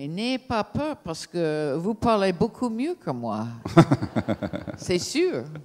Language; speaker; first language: French; non-native, fluent; English